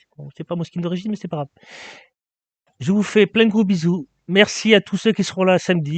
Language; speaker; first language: French; native; French